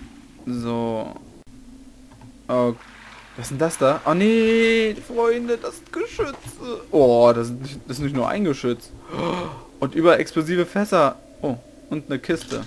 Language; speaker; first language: German; native; German